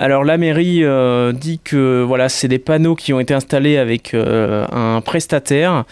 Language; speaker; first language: French; native; French